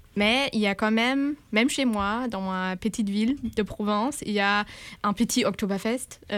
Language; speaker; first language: French; non-native, fluent; German